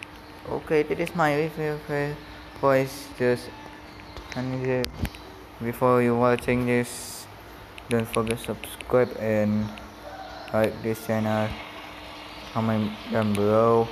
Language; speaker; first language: English; non-native, learner; Indonesian